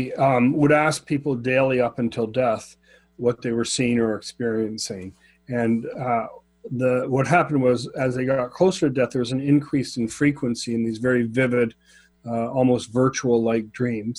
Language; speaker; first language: English; native; English